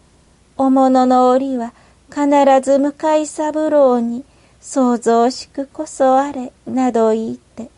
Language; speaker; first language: Japanese; native; Japanese